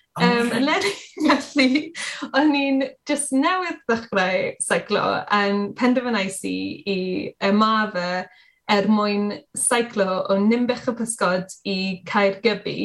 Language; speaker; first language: Welsh; non-native, learner; English